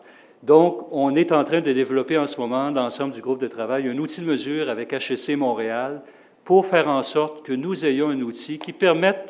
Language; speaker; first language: French; native; French